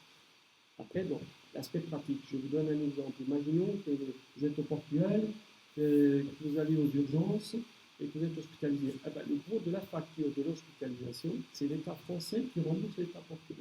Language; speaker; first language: French; native; French